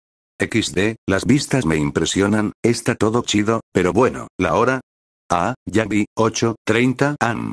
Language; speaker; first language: Spanish; native; Spanish